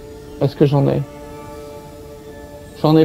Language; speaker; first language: French; native; French